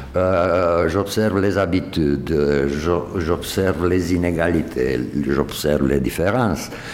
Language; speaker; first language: French; non-native, fluent; Romanian